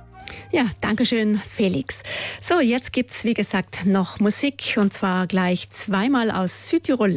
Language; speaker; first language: German; native; German